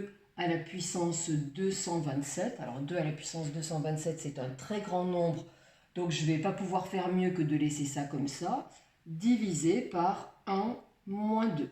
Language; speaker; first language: French; native; French